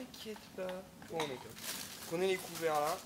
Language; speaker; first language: French; native; French